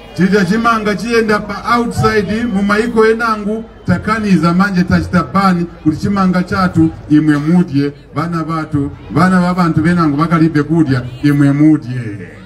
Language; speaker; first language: Nyanja; non-native, local second language; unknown